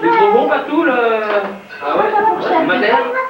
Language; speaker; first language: French; native; French